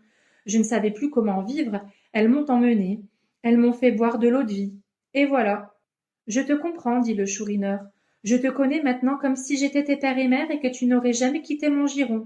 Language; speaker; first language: French; native; French